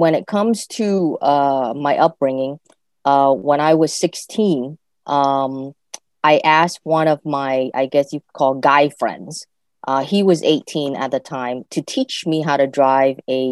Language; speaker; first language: English; native; English